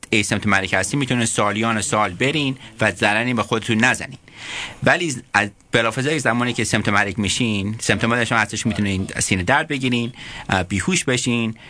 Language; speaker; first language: Persian; early bilingual, heritage; Persian